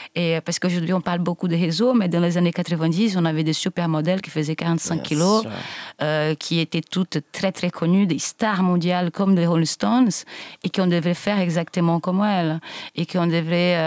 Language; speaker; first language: French; non-native, fluent; Portuguese